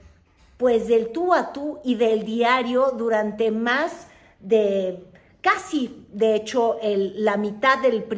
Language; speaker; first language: Spanish; native; Spanish